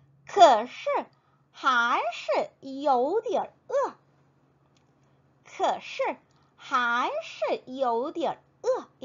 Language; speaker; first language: Chinese; non-native, fluent; Korean